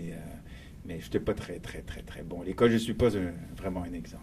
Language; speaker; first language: French; native; French